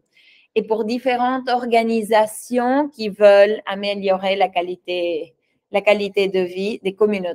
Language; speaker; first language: French; non-native, fluent; Spanish